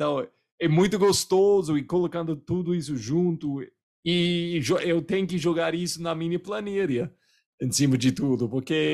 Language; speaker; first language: Portuguese; non-native, fluent; English